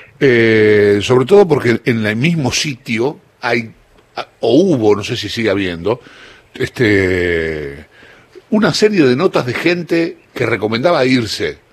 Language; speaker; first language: Spanish; native; Spanish